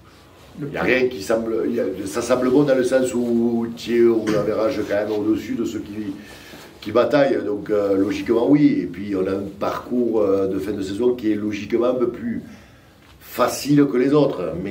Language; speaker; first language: French; native; French